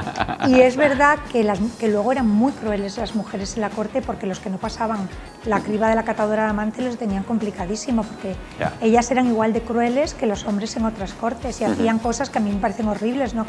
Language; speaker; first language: Spanish; native; Spanish